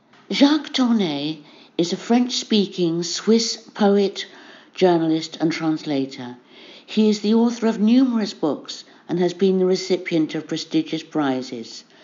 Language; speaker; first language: English; native; English